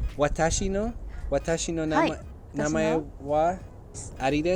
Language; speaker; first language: Japanese; non-native, learner; English